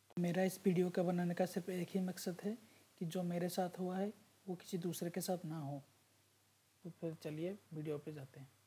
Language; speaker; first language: Hindi; native; Hindi